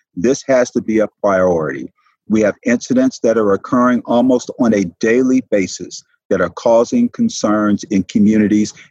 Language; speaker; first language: English; native; English